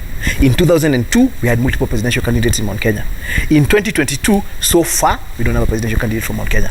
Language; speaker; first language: English; non-native, local second language; Kikuyu